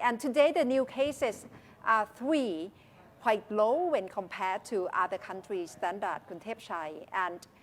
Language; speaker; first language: English; non-native, fluent; Thai